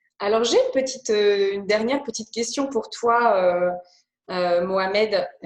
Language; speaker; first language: French; early bilingual, other home language; Polish